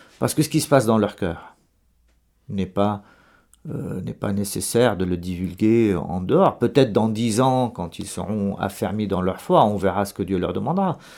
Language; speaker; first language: French; non-native, local second language; Arabic